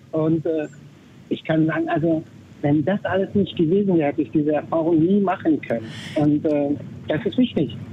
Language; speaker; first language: German; early bilingual, other home language; Turkish